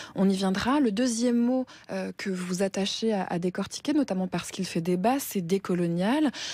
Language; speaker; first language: French; native; French